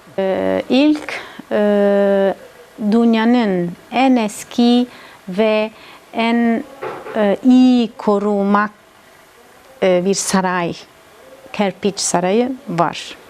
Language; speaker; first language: Turkish; non-native, learner; Italian